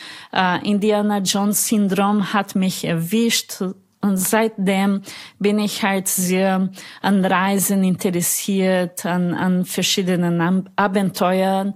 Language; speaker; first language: German; non-native, fluent; Portuguese